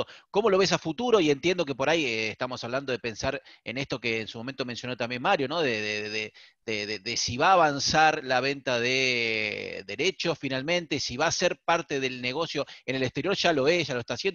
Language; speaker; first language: Spanish; native; Spanish